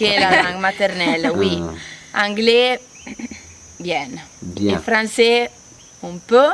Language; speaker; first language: French; non-native, learner; Italian